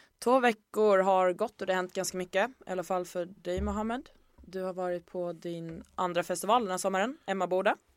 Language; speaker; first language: Swedish; native; Swedish